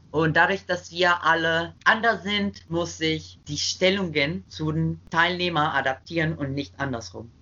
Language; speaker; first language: German; non-native, fluent; Spanish